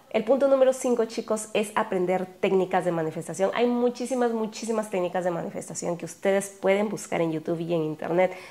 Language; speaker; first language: Spanish; native; Spanish